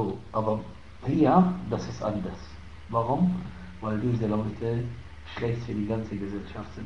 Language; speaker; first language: German; non-native, fluent; Arabic